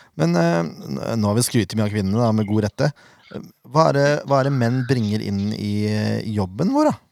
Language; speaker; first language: Norwegian; native; Norwegian